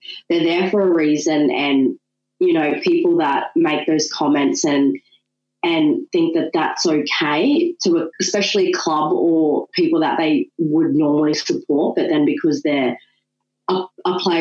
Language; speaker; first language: English; native; English